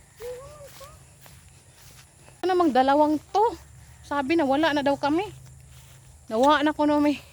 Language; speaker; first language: Filipino; non-native, local second language; Cebuano